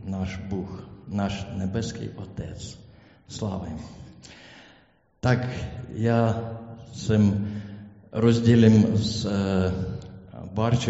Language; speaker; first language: Czech; non-native, learner; Ukrainian